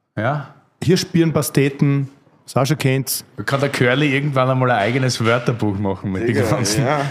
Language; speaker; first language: German; native; German